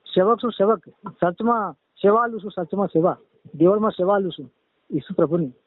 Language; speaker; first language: Gujarati; non-native, local second language; Bhili